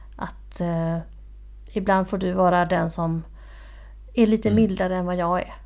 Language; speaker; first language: Swedish; native; Swedish